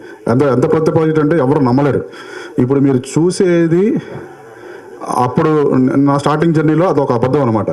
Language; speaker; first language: Telugu; native; Telugu